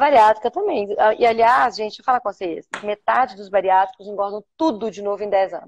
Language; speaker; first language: Portuguese; native; Portuguese